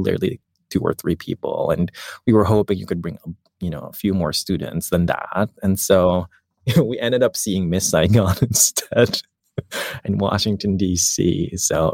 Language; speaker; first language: English; non-native, local second language; Filipino